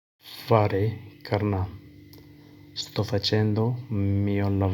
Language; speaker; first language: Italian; non-native, learner; Urdu